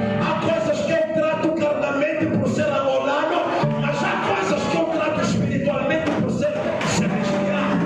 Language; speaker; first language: Portuguese; non-native, local second language; Tsonga